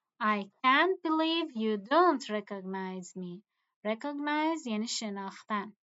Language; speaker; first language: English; non-native, fluent; Persian